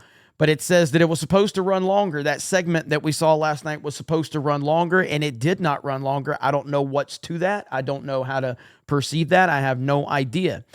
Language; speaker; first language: English; native; English